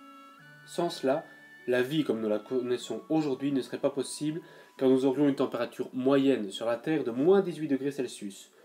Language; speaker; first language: French; native; French